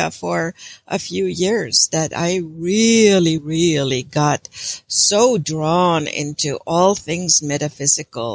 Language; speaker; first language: English; non-native, fluent; German